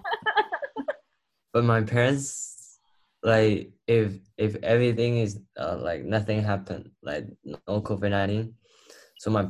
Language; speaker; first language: English; non-native, learner; Cantonese